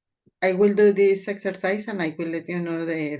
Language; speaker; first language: English; non-native, fluent; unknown